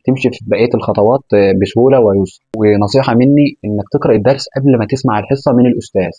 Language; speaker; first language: Arabic; native; Arabic